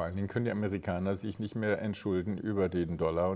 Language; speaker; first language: German; native; German